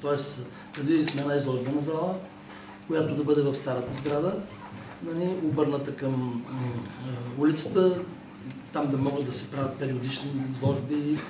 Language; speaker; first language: Bulgarian; native; Bulgarian